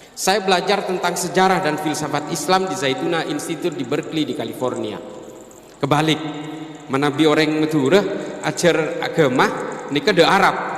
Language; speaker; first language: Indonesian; non-native, local second language; Madurese